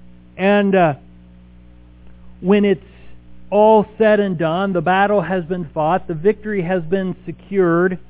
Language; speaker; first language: English; native; English